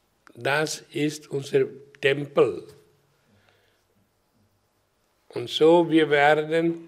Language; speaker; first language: German; non-native, learner; Hindi